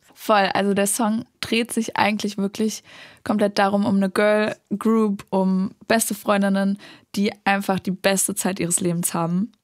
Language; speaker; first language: German; native; German